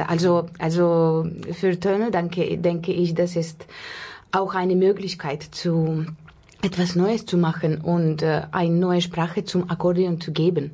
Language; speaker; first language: German; non-native, learner; Russian